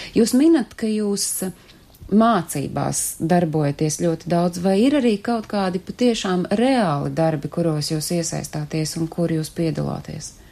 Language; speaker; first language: Latvian; native; Latvian